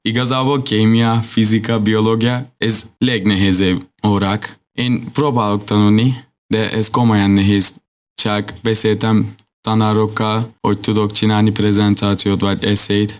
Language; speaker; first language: Hungarian; non-native, learner; Turkish